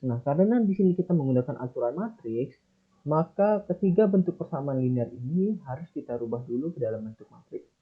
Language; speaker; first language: Indonesian; native; Indonesian